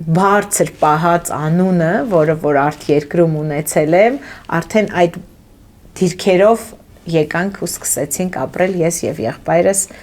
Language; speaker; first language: Armenian; early bilingual, heritage; Armenian